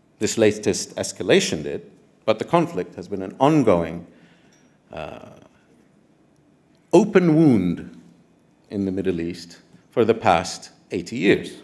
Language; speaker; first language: English; non-native, fluent; Arabic